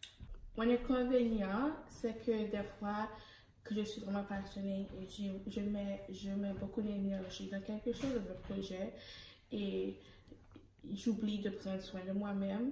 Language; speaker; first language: French; early bilingual, heritage; Haitian Creole